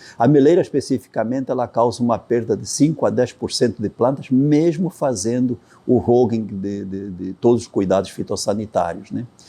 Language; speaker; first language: Portuguese; native; Portuguese